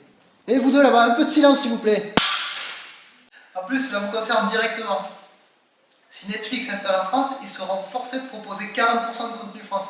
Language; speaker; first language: French; native; French